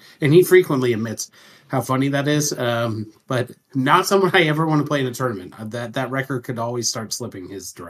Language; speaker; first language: English; native; English